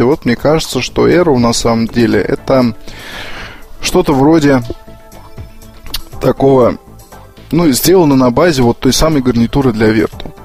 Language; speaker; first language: Russian; native; Russian